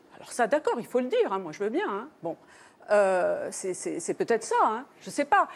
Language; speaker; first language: French; native; French